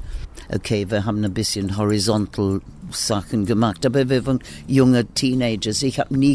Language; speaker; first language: German; non-native, fluent; English